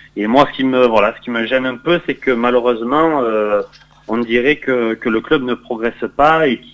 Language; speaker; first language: French; native; French